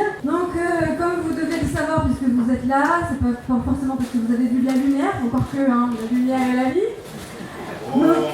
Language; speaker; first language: French; native; French